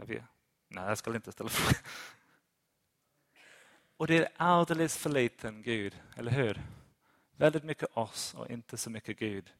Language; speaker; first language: Swedish; non-native, fluent; English